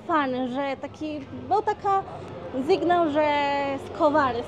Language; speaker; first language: Polish; non-native, learner; Spanish